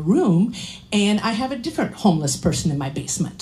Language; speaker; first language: English; native; English